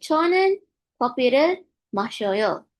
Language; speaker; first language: Korean; non-native, learner; English